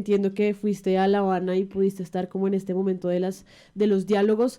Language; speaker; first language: Spanish; native; Spanish